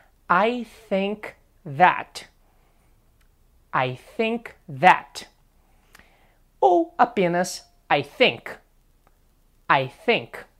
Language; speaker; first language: English; non-native, fluent; Portuguese